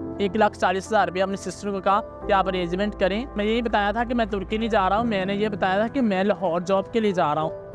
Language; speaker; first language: Urdu; non-native, local second language; Punjabi